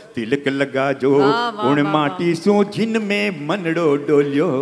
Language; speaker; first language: Hindi; native; Hindi